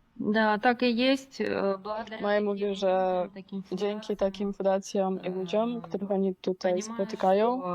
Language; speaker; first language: Polish; non-native, fluent; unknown